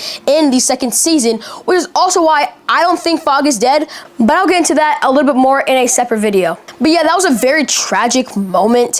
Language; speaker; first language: English; native; English